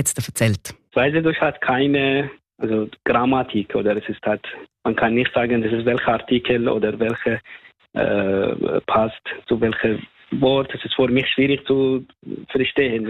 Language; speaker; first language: German; non-native, fluent; Persian